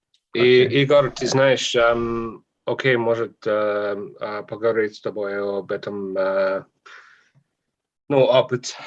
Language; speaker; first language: Russian; non-native, fluent; English